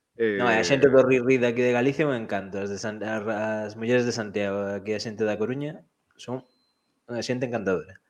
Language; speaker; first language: Galician; native; Galician